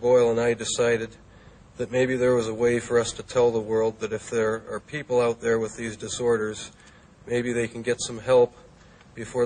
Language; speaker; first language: English; native; English